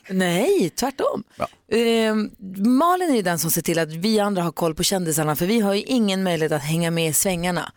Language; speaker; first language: Swedish; native; Swedish